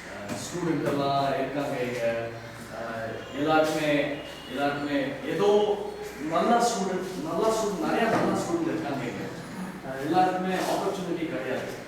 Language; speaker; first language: Tamil; non-native, local second language; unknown